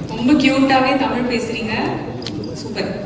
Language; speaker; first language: Tamil; native; Tamil